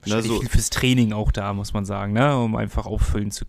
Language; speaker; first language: German; native; German